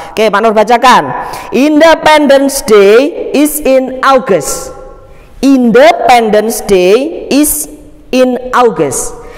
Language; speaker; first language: English; non-native, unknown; Javanese